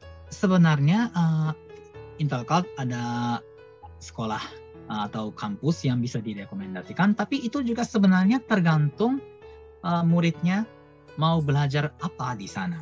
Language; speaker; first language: Indonesian; non-native, fluent; Japanese